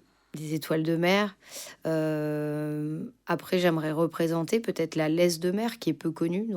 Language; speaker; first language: French; native; French